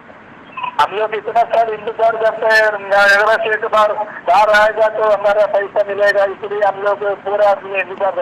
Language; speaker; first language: Hindi; non-native, local second language; Malayalam